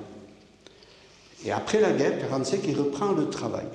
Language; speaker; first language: French; native; French